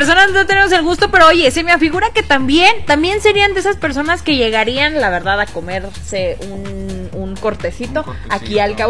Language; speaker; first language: Spanish; native; Spanish